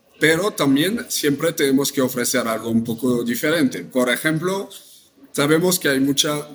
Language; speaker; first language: Spanish; non-native, fluent; French